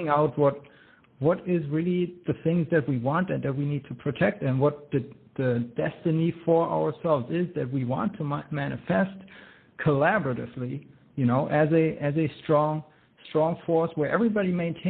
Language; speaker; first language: English; non-native, fluent; German